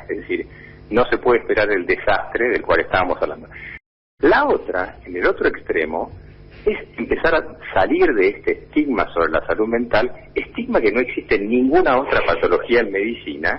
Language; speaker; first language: Spanish; native; Spanish